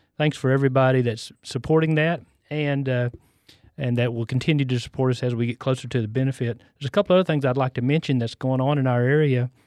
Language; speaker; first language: English; native; English